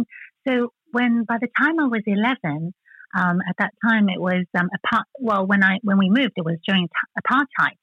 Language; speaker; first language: English; early bilingual, other home language; Chinese